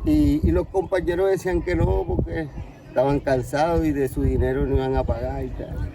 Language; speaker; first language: Spanish; native; Spanish